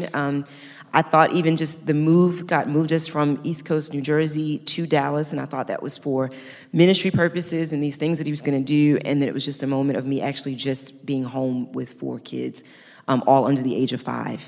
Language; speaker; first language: English; native; English